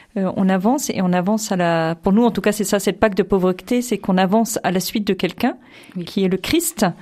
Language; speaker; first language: French; native; French